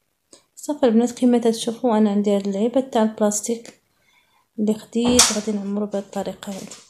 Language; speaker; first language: Arabic; native; Arabic